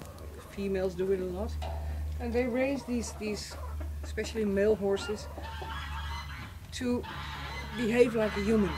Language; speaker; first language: English; non-native, fluent; Dutch